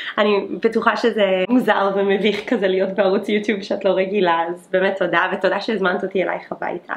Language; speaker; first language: Hebrew; native; Hebrew